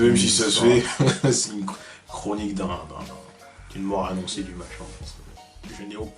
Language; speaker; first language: French; native; French